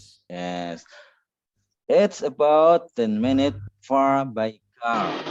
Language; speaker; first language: English; non-native, learner; Indonesian